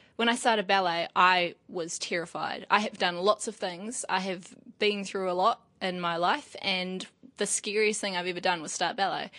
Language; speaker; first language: English; native; English